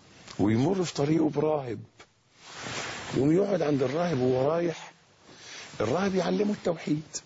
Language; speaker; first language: Arabic; native; Arabic